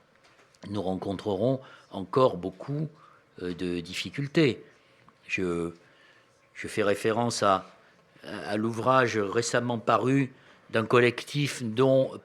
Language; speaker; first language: French; native; French